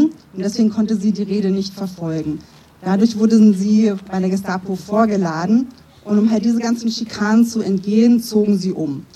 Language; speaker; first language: German; native; German